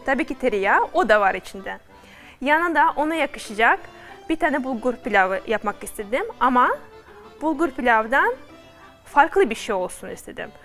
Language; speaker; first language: Turkish; non-native, fluent; Russian